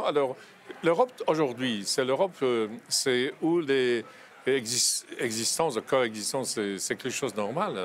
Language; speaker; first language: French; non-native, fluent; Polish